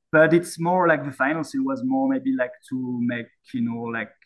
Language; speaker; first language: English; non-native, fluent; French